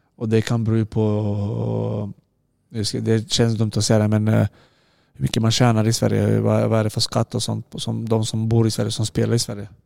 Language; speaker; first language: Swedish; non-native, fluent; Serbian